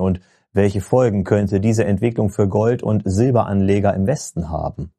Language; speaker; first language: German; native; German